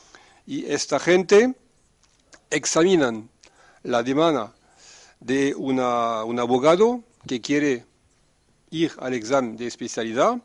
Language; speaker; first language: Spanish; non-native, fluent; French